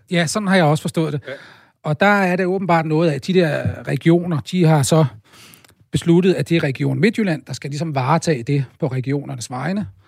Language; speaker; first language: Danish; native; Danish